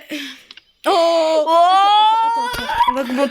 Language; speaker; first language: French; native; French